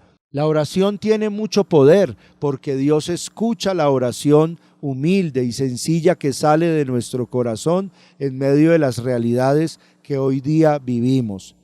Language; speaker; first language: Spanish; native; Spanish